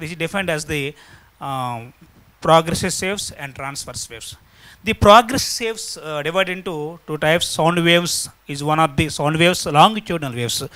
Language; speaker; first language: English; non-native, local second language; Telugu